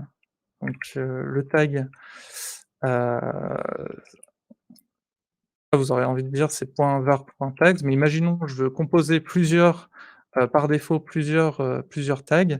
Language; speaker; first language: French; native; French